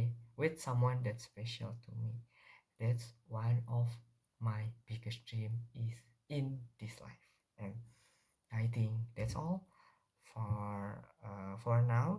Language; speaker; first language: English; non-native, learner; Indonesian